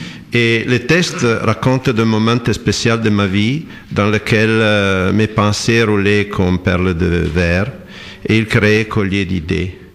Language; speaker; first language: French; non-native, fluent; Italian